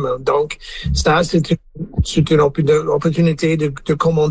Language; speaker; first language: French; non-native, learner; English